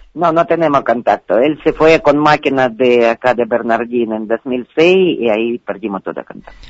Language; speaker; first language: Spanish; non-native, learner; Ukrainian